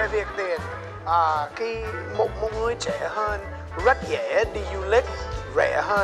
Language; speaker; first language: Vietnamese; non-native, learner; English